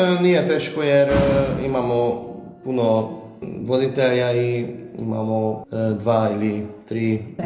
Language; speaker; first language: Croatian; non-native, local second language; Hungarian